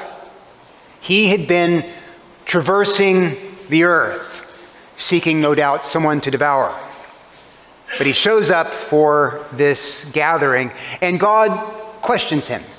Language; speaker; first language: English; native; English